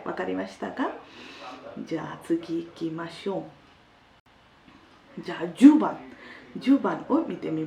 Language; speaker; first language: Japanese; non-native, fluent; Hindi